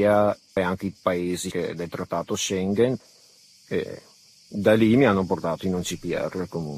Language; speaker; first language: Italian; early bilingual, other home language; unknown